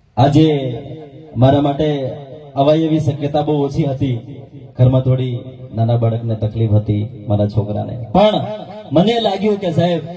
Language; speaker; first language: Gujarati; non-native, local second language; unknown